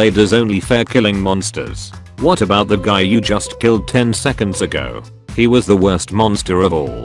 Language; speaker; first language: English; native; English